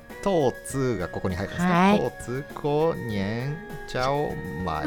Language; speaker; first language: Japanese; native; Japanese